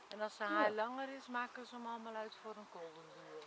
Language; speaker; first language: Dutch; native; Dutch